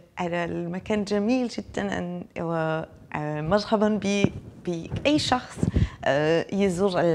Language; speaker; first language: Arabic; non-native, fluent; Azerbaijani